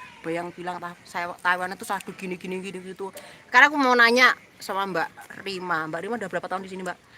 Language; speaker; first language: Indonesian; non-native, local second language; Javanese